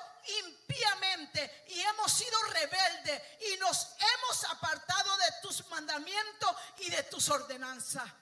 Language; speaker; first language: Spanish; native; Spanish